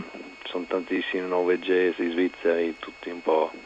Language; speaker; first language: Italian; non-native, local second language; German